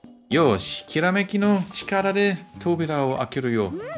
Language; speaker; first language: Japanese; non-native, learner; German